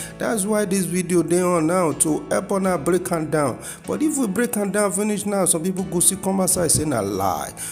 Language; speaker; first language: Nigerian Pidgin; non-native, local second language; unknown